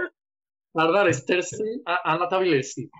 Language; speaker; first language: Turkish; non-native, learner; Spanish